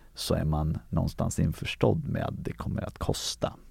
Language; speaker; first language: Swedish; early bilingual, other home language; Armenian